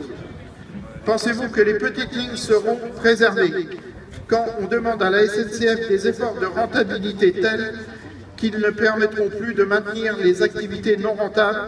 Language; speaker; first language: French; native; French